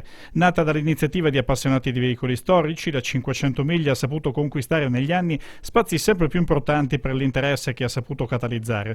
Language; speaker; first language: Italian; native; Italian